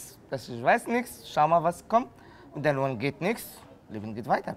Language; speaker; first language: German; non-native, learner; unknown